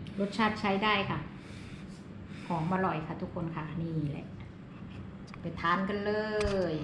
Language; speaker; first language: Thai; native; Thai